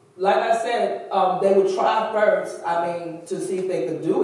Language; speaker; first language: English; native; English